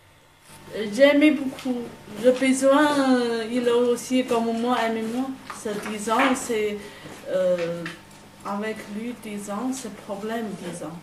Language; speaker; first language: French; non-native, learner; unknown